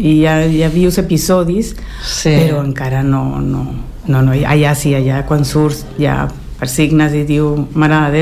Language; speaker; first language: Catalan; early bilingual, heritage; Spanish